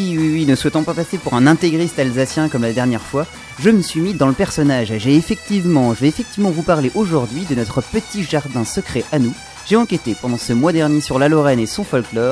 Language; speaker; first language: French; native; French